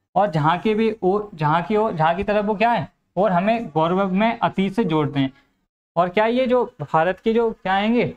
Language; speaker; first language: Hindi; native; Hindi